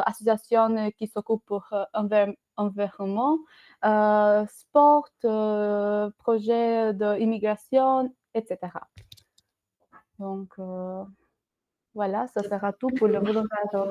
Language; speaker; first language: French; non-native, learner; Albanian